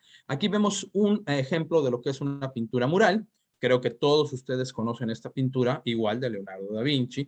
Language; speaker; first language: Spanish; native; Spanish